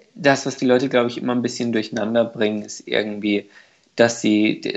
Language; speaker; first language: German; non-native, fluent; Hungarian